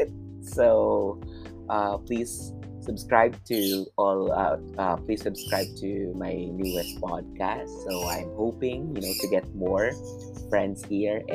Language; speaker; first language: English; non-native, local second language; Filipino